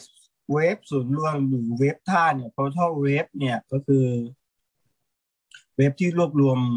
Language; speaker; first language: Thai; native; Thai